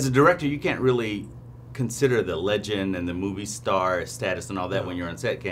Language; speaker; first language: English; native; English